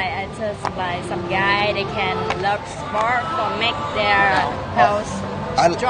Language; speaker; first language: English; non-native, learner; Vietnamese